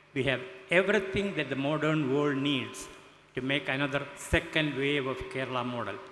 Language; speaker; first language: English; non-native, local second language; Malayalam